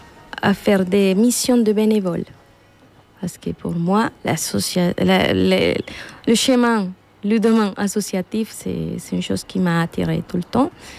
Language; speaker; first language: French; non-native, fluent; Spanish